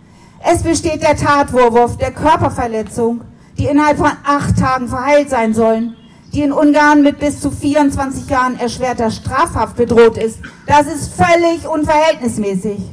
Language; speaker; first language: German; native; German